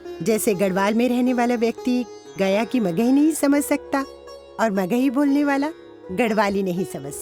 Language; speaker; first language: Hindi; native; Hindi